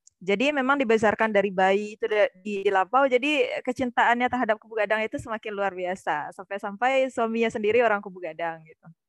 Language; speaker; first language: Indonesian; non-native, local second language; Minangkabau